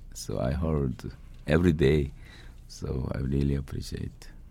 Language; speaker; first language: English; non-native, learner; Korean